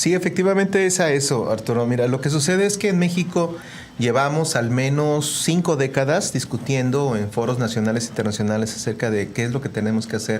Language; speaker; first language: Spanish; native; Spanish